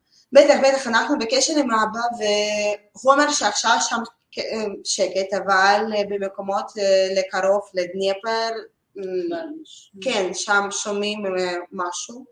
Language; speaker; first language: Hebrew; non-native, learner; Russian